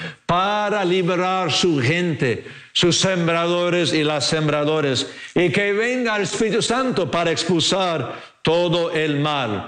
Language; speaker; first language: Spanish; non-native, fluent; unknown